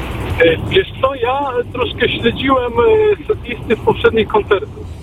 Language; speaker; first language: Polish; native; Polish